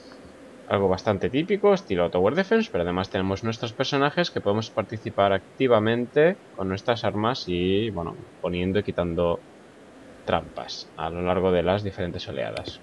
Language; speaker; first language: Spanish; native; Spanish